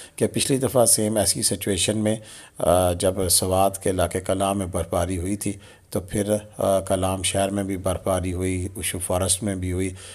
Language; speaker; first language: Urdu; non-native, local second language; Pahari-Potwari